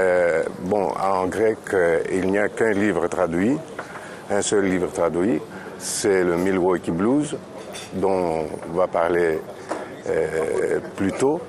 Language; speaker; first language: French; non-native, fluent; Greek